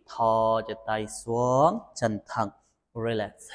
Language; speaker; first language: Vietnamese; non-native, learner; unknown